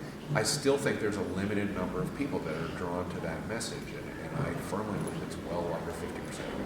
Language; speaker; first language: English; native; English